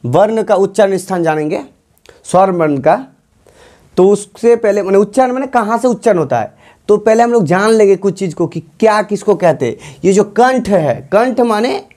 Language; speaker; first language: Hindi; non-native, local second language; Bangla